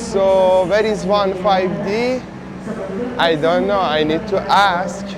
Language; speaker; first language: English; non-native, fluent; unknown